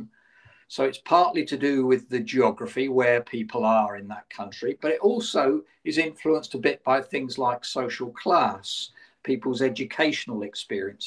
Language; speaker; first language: English; native; English